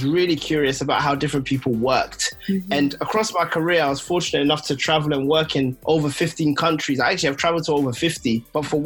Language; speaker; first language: English; native; English